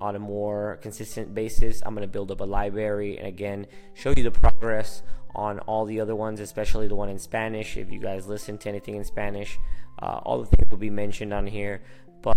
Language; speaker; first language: English; early bilingual, other home language; Spanish